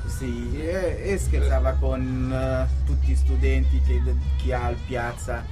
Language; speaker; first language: Italian; non-native, local second language; Kurdish